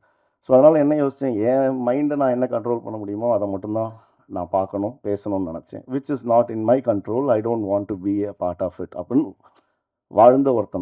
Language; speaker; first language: Tamil; native; Tamil